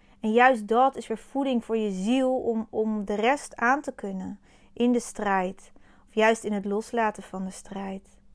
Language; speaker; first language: Dutch; native; Dutch